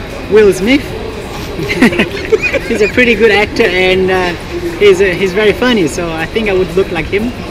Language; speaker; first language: English; non-native, fluent; Portuguese